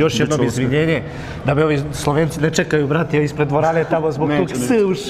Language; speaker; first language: Serbian; native; Serbian